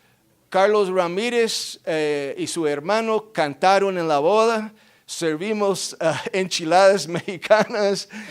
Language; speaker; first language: Spanish; non-native, fluent; English